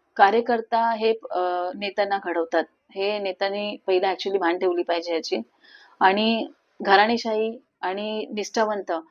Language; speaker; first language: Marathi; non-native, local second language; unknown